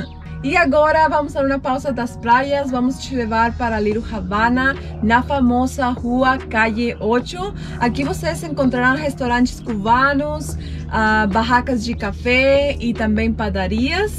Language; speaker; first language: Portuguese; non-native, fluent; Spanish